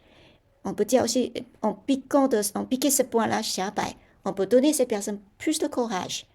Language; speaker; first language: French; non-native, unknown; Chinese